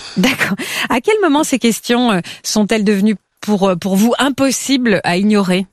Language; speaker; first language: French; native; French